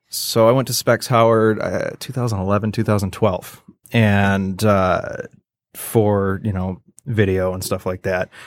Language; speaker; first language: English; native; English